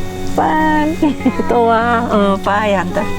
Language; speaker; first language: Korean; native; Korean